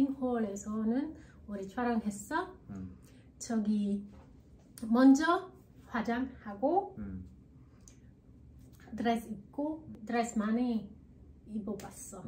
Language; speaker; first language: Korean; non-native, learner; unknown